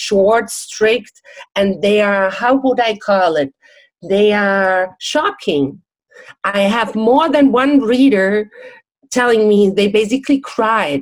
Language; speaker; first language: English; non-native, fluent; German